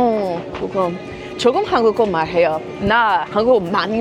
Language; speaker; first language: Korean; non-native, learner; English